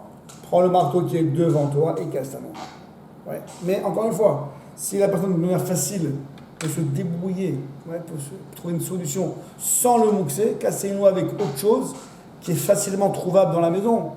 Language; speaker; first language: French; native; French